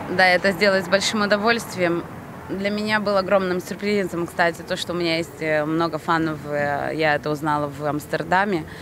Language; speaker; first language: Russian; non-native, local second language; Romanian